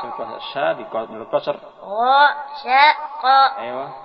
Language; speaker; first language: Arabic; non-native, fluent; Indonesian